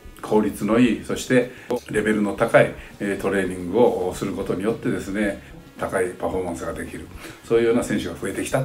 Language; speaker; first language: Japanese; native; Japanese